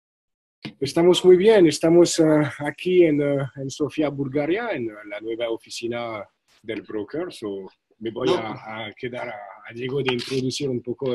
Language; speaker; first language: Spanish; non-native, fluent; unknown